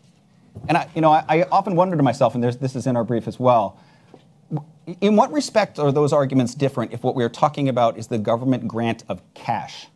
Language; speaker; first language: English; native; English